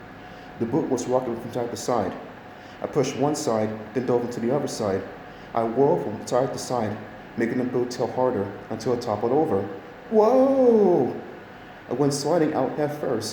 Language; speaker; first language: English; native; English